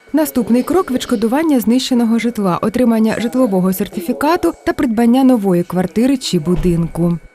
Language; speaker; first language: Ukrainian; native; Ukrainian